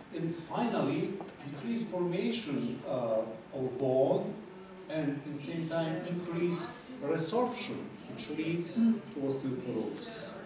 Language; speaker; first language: English; non-native, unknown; Serbian